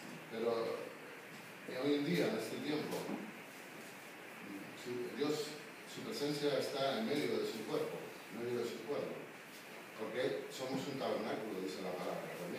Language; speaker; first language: Spanish; native; Spanish